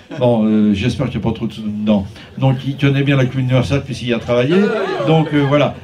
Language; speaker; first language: French; native; French